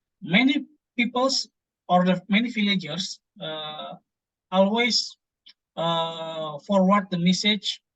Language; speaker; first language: English; non-native, fluent; Indonesian